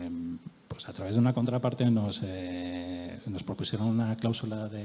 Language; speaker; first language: Spanish; native; Spanish